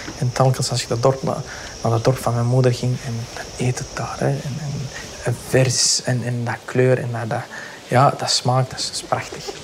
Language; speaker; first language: Dutch; early bilingual, other home language; Pashto